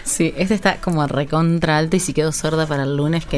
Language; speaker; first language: Spanish; native; Spanish